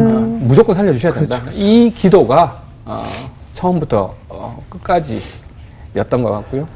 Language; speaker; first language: Korean; native; Korean